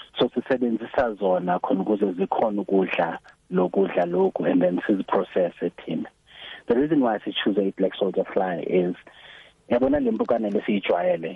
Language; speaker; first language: Zulu; non-native, local second language; Xhosa